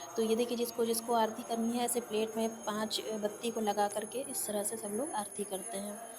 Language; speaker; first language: Hindi; native; Hindi